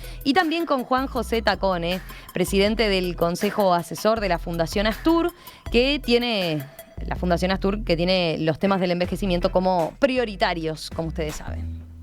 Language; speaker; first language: Spanish; native; Spanish